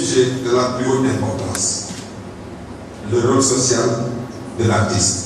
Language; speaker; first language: French; non-native, local second language; Wolof